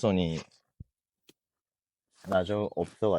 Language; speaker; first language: Korean; non-native, learner; Japanese